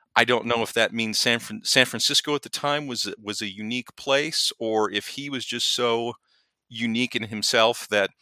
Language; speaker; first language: English; native; English